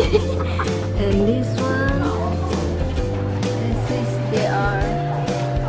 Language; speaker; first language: English; non-native, learner; Indonesian